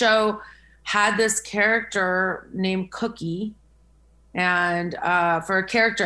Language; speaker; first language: English; native; English